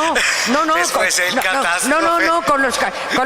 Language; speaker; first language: Spanish; non-native, fluent; German